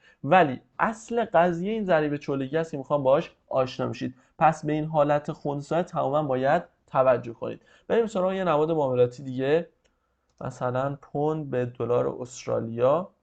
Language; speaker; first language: Persian; native; Persian